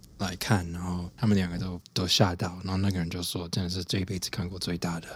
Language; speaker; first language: Chinese; non-native, fluent; English